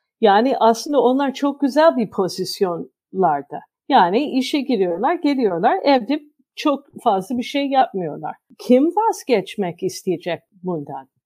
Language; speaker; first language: Turkish; non-native, fluent; English